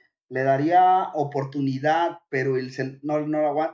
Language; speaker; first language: Spanish; native; Spanish